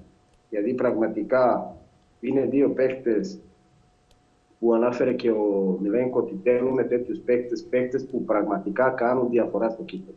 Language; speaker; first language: Greek; non-native, fluent; Serbian